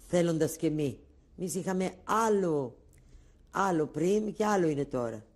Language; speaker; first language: Greek; non-native, local second language; Ladino